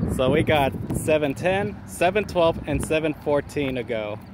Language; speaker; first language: English; native; English